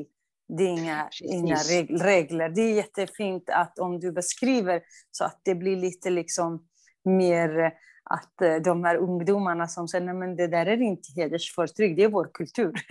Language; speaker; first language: Swedish; non-native, fluent; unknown